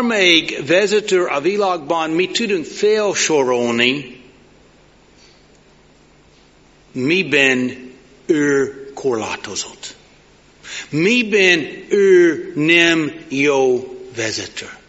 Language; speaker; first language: Hungarian; non-native, learner; English